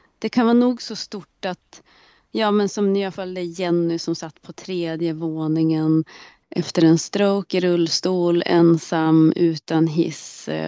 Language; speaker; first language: Swedish; native; Swedish